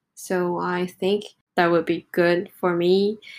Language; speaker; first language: English; non-native, fluent; Japanese